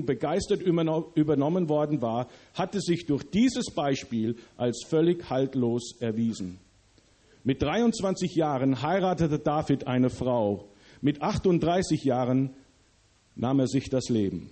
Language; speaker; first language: German; early bilingual, other home language; English